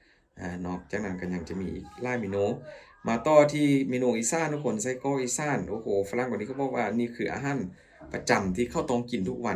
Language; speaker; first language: Thai; non-native, local second language; Northeastern Thai